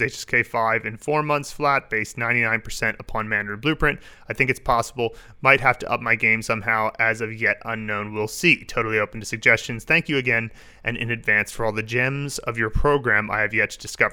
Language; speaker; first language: English; native; English